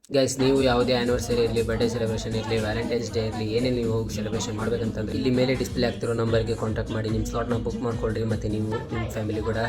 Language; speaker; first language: Kannada; native; Kannada